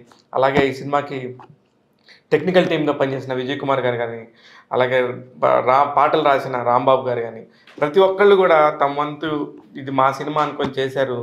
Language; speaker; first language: Telugu; native; Telugu